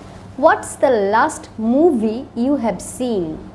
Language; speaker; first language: English; non-native, local second language; Bangla